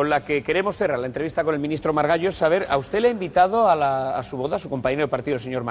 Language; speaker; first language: Spanish; native; Spanish